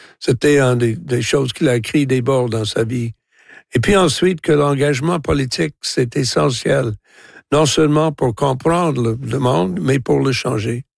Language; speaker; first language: French; non-native, local second language; English